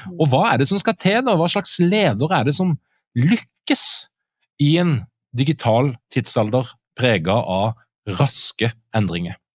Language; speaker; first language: Norwegian; native; Norwegian